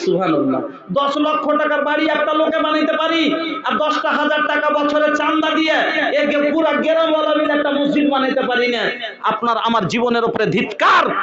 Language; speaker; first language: Bangla; non-native, local second language; Bhojpuri